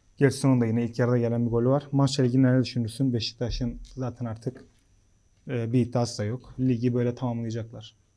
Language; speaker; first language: Turkish; native; Turkish